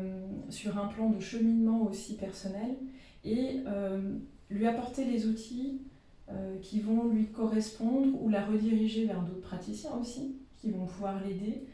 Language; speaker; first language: French; native; French